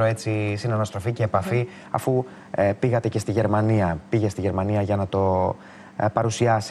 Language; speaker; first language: Greek; native; Greek